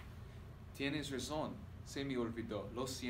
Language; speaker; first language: Spanish; non-native, learner; English